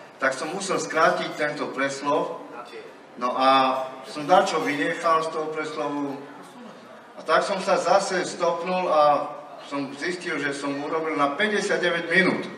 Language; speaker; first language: Slovak; non-native, local second language; Romany